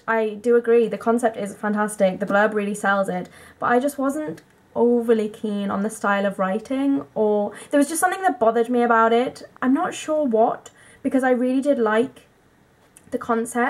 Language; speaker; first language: English; native; English